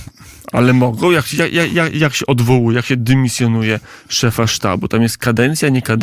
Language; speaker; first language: Polish; native; Polish